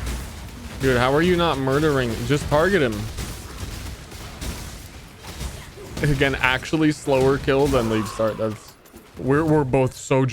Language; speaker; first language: English; native; English